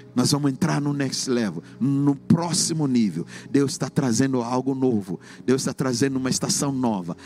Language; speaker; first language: Portuguese; non-native, fluent; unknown